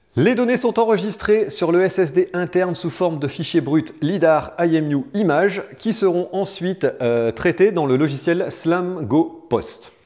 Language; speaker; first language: French; native; French